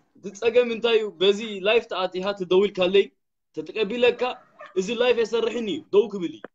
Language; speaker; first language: Tigrinya; early bilingual, heritage; Tigrinya